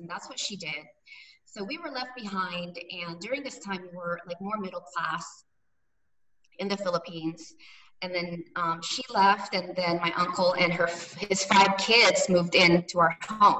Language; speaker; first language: English; early bilingual, other home language; Cebuano